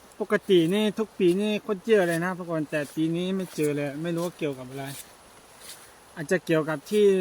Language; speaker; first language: Thai; non-native, local second language; Shan